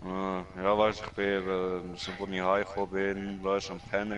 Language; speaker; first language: German; native; German